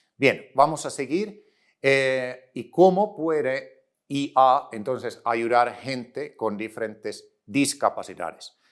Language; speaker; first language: Spanish; non-native, fluent; Finnish